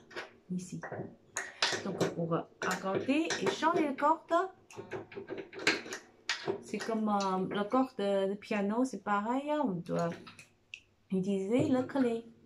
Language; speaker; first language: French; non-native, fluent; Chinese